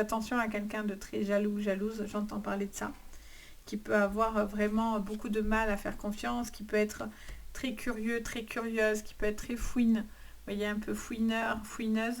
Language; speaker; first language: French; native; French